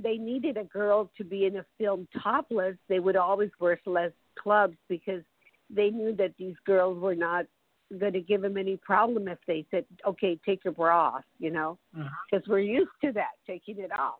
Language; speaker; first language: English; early bilingual, other home language; Spanish